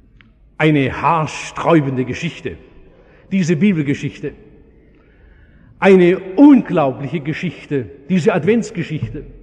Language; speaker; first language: German; native; German